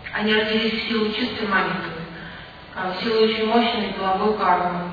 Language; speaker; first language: Russian; native; Russian